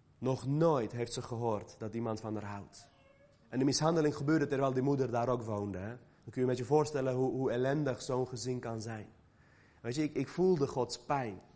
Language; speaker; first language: Dutch; early bilingual, other home language; Armenian